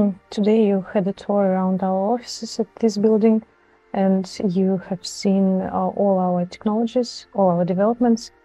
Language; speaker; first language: English; non-native, fluent; Russian